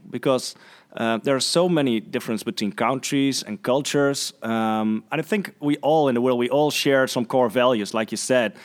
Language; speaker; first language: English; non-native, fluent; Dutch